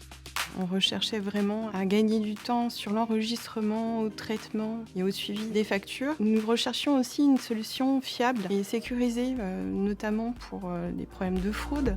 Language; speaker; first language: French; native; French